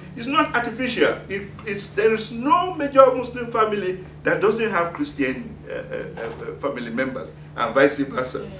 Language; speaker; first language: English; non-native, local second language; Yoruba